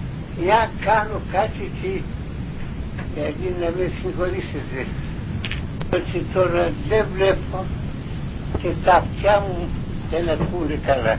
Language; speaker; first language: Greek; non-native, fluent; Russian